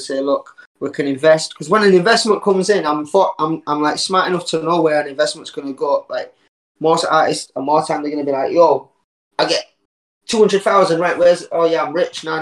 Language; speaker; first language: English; native; English